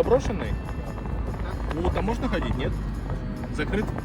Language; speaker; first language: Russian; non-native, fluent; Latvian